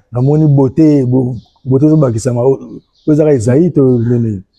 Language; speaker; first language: Lingala; native; Lingala